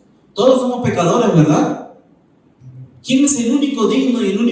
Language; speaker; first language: Spanish; native; Spanish